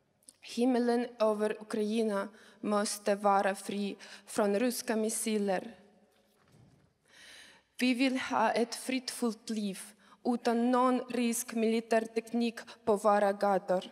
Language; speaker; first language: Swedish; non-native, learner; Ukrainian